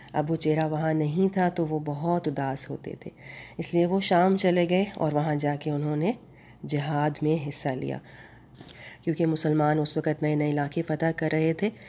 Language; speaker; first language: Urdu; native; Urdu